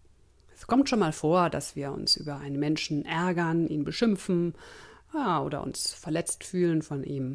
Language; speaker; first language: German; native; German